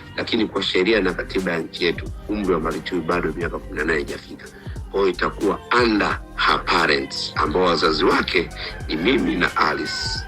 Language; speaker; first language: Swahili; native; Swahili